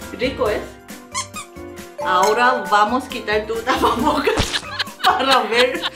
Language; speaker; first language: Spanish; non-native, learner; Korean